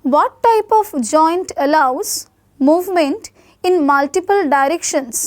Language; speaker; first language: English; non-native, local second language; Bangla